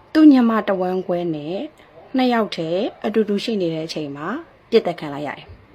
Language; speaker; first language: Burmese; native; Burmese